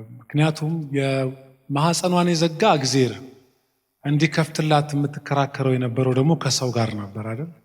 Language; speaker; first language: Amharic; native; Amharic